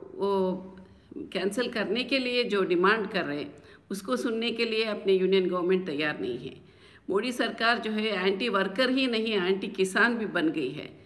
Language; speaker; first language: Hindi; non-native, local second language; Telugu